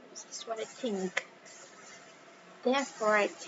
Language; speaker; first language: English; non-native, learner; Vietnamese